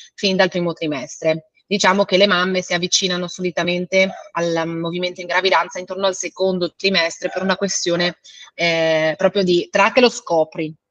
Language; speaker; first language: Italian; native; Italian